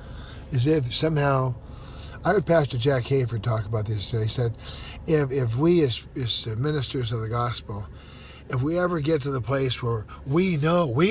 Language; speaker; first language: English; native; English